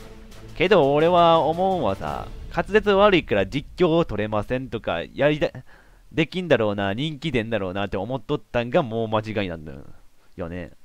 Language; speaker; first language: Japanese; native; Japanese